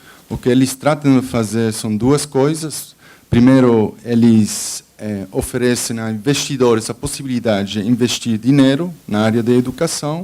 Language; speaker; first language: Portuguese; non-native, fluent; Spanish